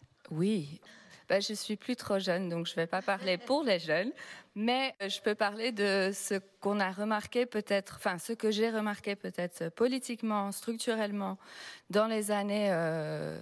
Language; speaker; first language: French; non-native, fluent; Dutch